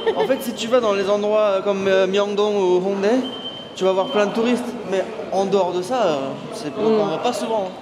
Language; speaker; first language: French; native; French